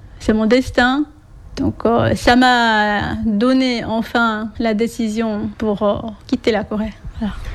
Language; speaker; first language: French; non-native, fluent; Korean